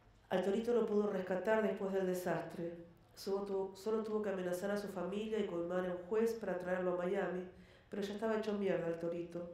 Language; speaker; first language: Spanish; native; Spanish